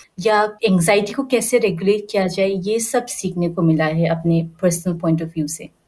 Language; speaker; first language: Hindi; non-native, local second language; Garo